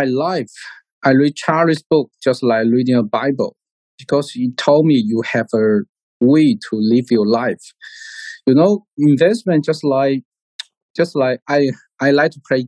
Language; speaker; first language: English; non-native, learner; Chinese